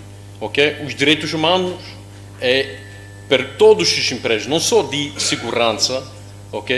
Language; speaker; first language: Portuguese; non-native, learner; English